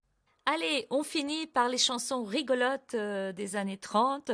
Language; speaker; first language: French; native; French